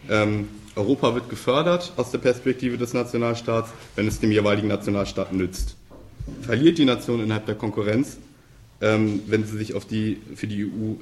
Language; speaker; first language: German; native; German